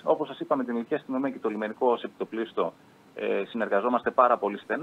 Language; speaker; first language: Greek; native; Greek